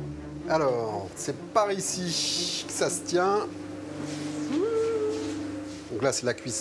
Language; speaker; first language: French; native; French